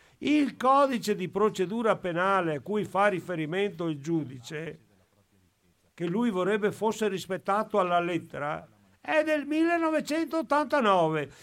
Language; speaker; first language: Italian; native; Italian